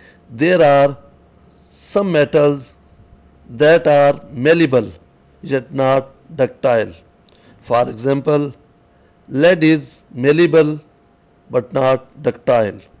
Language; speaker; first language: English; non-native, local second language; Urdu